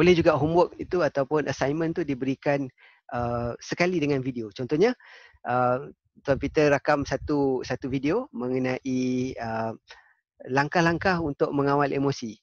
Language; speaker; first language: Malay; native; Malay